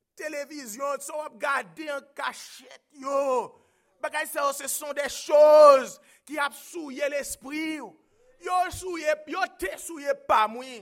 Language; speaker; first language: French; native; French